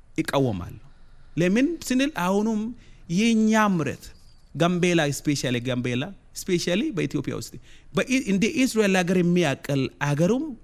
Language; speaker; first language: Amharic; non-native, local second language; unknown